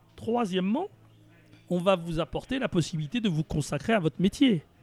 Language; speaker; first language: French; native; French